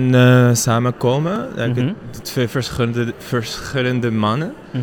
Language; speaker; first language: Dutch; non-native, learner; Arabic